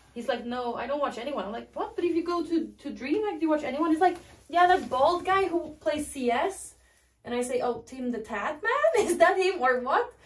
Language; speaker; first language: English; non-native, fluent; Swedish